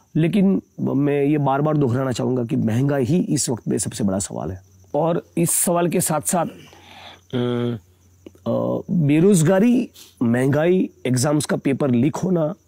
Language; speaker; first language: Hindi; non-native, local second language; Gujarati